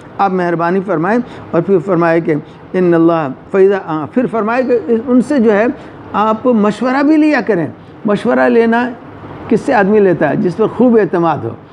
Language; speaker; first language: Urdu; non-native, local second language; Punjabi